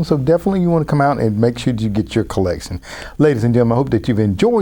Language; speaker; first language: English; native; English